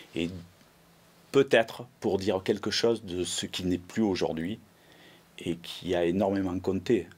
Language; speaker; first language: French; native; French